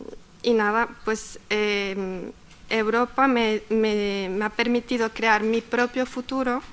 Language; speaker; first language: Spanish; non-native, fluent; Arabic